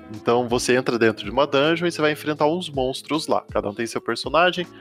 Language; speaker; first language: Portuguese; native; Portuguese